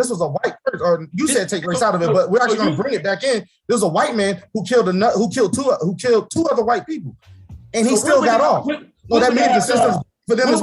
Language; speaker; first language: English; native; English